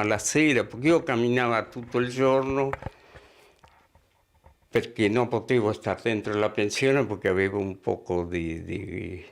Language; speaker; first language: Italian; non-native, fluent; Spanish